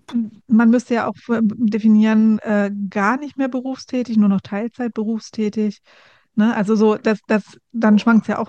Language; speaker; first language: German; native; German